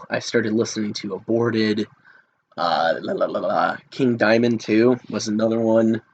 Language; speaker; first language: English; native; English